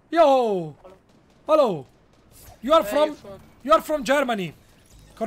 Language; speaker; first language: English; non-native, learner; Italian